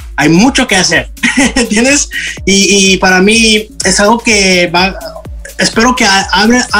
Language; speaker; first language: Spanish; early bilingual, heritage; Spanish